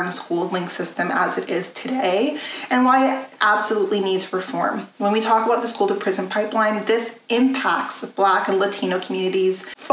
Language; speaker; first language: English; native; English